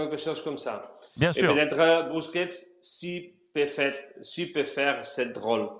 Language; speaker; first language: French; non-native, learner; Spanish